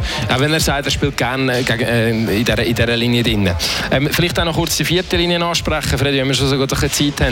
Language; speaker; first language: German; native; German